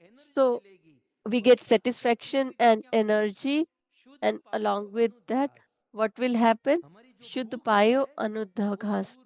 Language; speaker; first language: English; non-native, local second language; Hindi